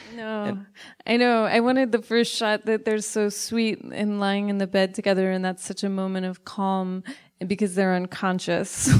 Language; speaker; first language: English; native; English